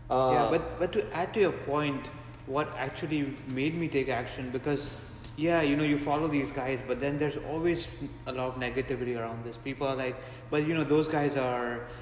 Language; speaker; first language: English; non-native, local second language; Gujarati